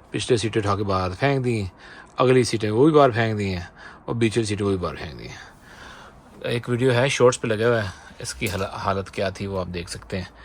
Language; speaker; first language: Urdu; non-native, local second language; Punjabi